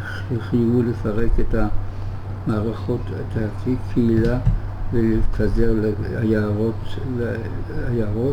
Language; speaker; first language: Hebrew; early bilingual, other home language; German